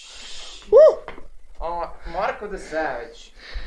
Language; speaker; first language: English; non-native, fluent; Croatian